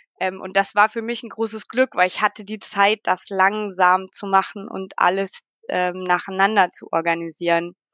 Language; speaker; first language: German; native; German